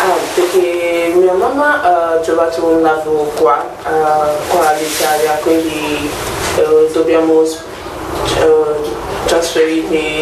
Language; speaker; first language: Italian; non-native, learner; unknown